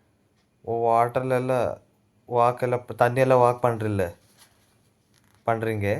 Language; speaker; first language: Tamil; non-native, learner; Telugu